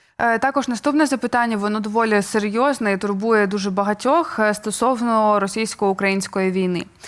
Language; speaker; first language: Ukrainian; native; Ukrainian